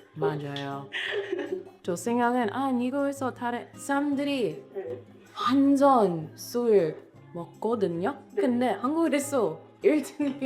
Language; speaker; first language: Korean; non-native, learner; English